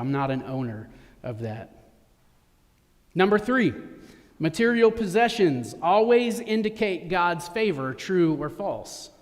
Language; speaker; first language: English; native; English